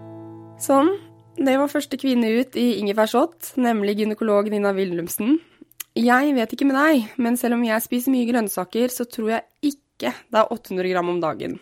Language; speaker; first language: Norwegian; native; Norwegian